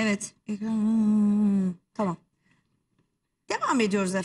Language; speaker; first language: Turkish; native; Turkish